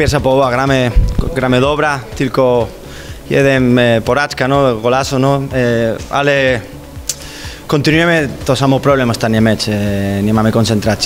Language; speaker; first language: Polish; non-native, learner; Spanish